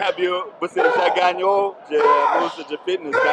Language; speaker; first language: Portuguese; non-native, learner; English